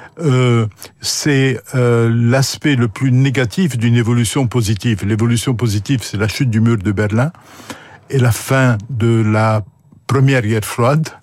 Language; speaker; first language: French; non-native, local second language; Arabic